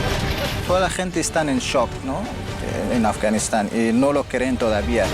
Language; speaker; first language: Spanish; non-native, fluent; Persian